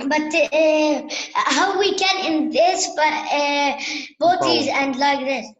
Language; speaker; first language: English; non-native, learner; Arabic